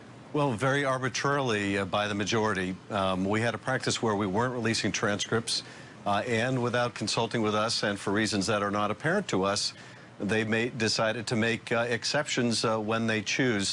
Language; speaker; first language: English; native; English